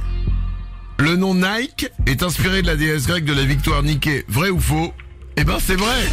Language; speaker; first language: French; native; French